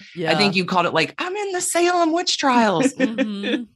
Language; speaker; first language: English; native; English